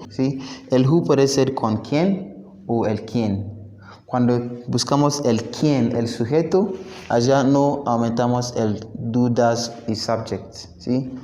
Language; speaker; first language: Spanish; non-native, fluent; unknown